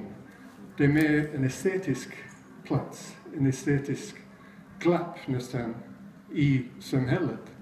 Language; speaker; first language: Swedish; non-native, fluent; English